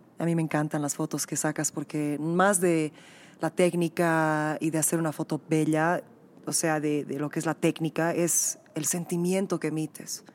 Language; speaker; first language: Spanish; native; Spanish